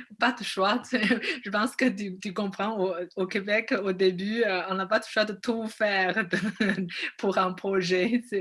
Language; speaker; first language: French; non-native, fluent; Chinese